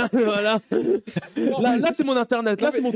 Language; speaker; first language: French; native; French